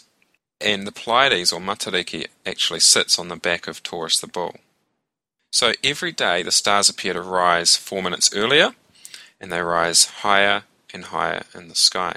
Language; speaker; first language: English; native; English